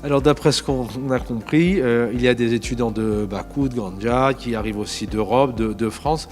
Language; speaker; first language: French; native; French